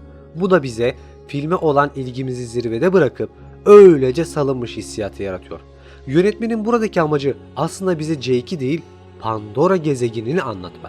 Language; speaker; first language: Turkish; native; Turkish